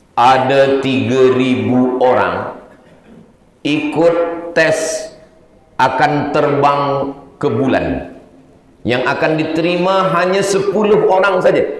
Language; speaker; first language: Malay; native; Malay